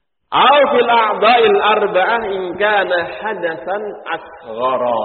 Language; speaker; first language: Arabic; non-native, fluent; Indonesian